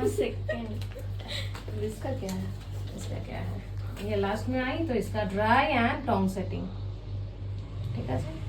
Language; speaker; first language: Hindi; non-native, local second language; Bangla